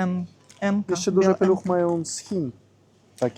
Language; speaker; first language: Polish; non-native, learner; Russian